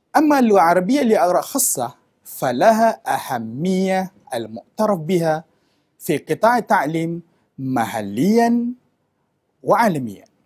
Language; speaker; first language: Arabic; non-native, fluent; Malay